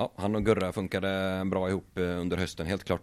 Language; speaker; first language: Swedish; native; Swedish